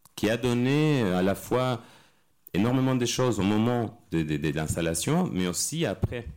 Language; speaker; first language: French; non-native, fluent; Spanish